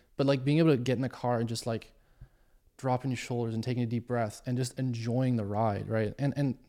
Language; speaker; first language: English; early bilingual, other home language; German